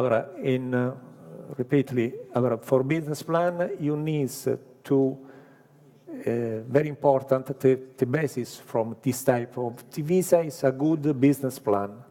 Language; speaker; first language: English; non-native, learner; Italian